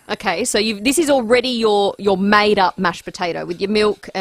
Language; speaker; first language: English; native; English